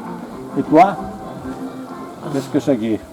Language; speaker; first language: French; non-native, learner; Italian